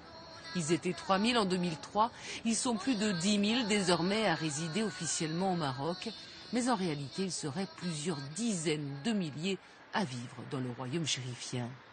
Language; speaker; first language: French; native; French